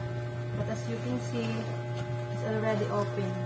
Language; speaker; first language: English; non-native, local second language; Filipino